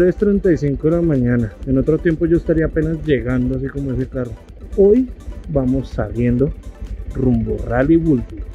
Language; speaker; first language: Spanish; native; Spanish